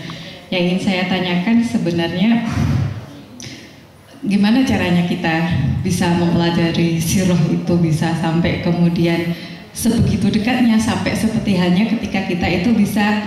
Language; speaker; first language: Indonesian; native; Indonesian